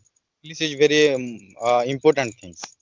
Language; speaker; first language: English; non-native, learner; Odia